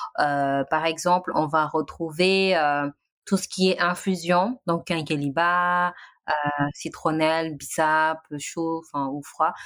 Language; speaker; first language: French; non-native, local second language; Wolof